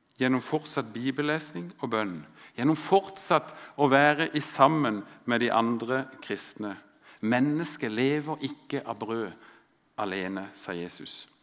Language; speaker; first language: Norwegian; native; Norwegian